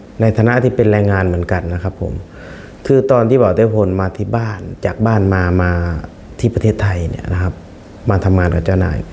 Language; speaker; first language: Thai; non-native, fluent; Khmer